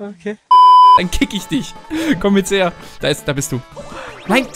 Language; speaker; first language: German; native; German